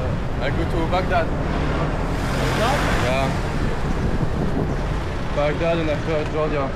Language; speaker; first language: English; non-native, learner; French